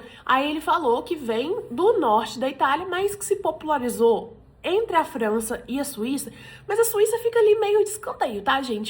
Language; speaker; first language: Portuguese; native; Portuguese